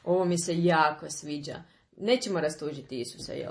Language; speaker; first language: Serbian; native; Serbian